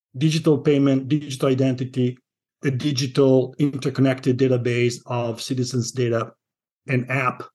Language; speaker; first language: English; non-native, fluent; Italian